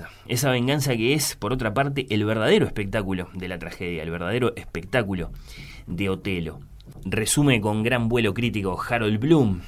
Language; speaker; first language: Spanish; native; Spanish